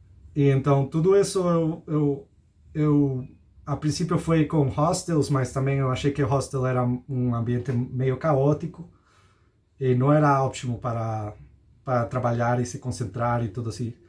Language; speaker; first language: Portuguese; non-native, fluent; Spanish